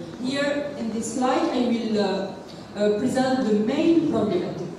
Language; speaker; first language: English; non-native, local second language; Arabic